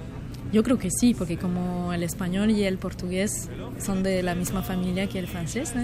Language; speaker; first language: Spanish; non-native, fluent; French